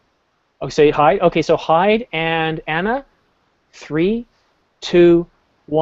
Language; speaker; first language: English; native; English